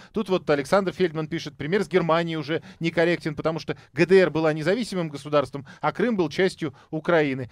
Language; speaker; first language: Russian; native; Russian